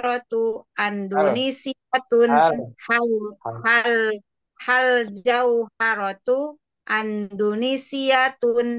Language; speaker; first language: Arabic; non-native, learner; Indonesian